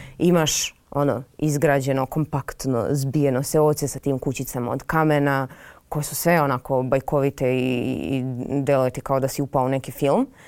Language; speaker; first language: Serbian; native; Serbian